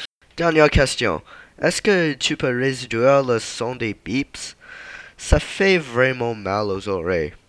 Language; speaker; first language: French; non-native, learner; English